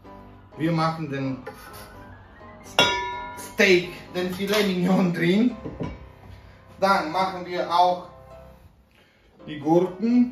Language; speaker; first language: German; non-native, fluent; Romanian